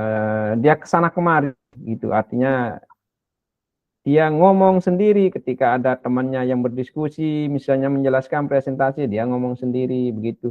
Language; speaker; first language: Indonesian; non-native, local second language; Sasak